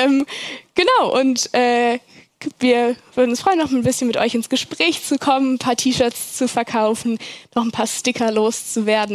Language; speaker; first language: German; native; German